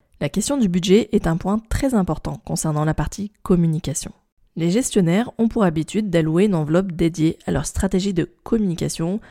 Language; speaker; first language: French; native; French